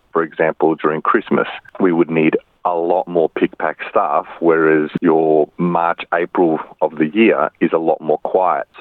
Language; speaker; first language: English; early bilingual, other home language; Macedonian